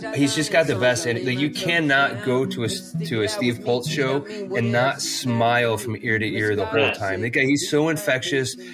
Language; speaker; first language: English; native; English